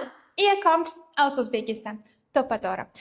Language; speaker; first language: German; non-native, fluent; Uzbek